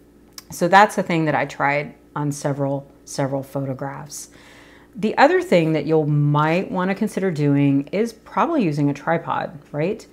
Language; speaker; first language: English; native; English